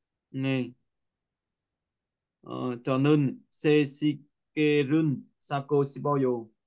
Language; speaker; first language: Korean; non-native, learner; Vietnamese